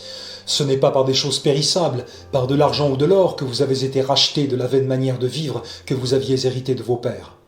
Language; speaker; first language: French; native; French